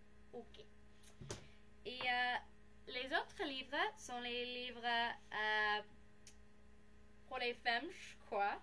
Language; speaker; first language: French; non-native, learner; English